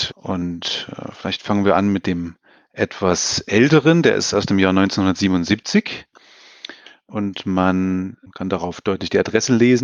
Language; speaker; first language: German; native; German